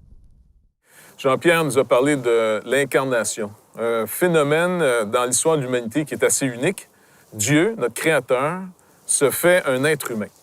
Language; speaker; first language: French; native; French